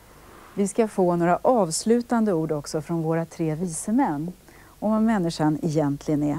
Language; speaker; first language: Swedish; native; Swedish